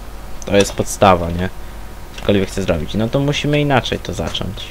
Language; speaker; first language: Polish; native; Polish